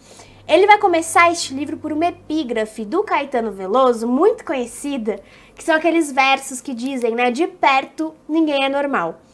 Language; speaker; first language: Portuguese; native; Portuguese